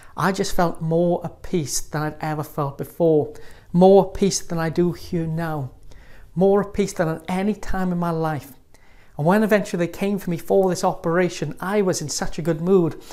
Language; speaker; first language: English; native; English